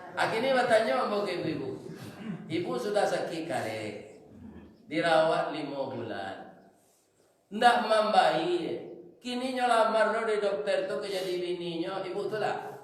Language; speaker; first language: Malay; non-native, local second language; Minangkabau